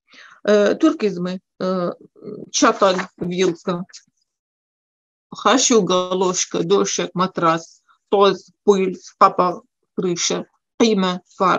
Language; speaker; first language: Russian; non-native, fluent; Arabic